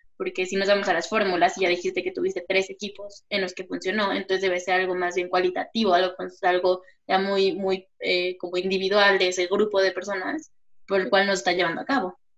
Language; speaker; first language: Spanish; native; Spanish